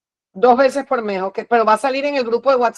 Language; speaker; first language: Spanish; native; Spanish